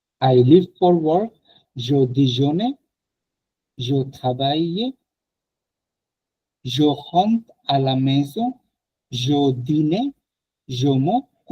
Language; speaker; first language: French; non-native, fluent; Bangla